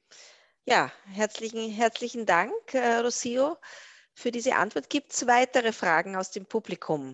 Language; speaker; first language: German; native; German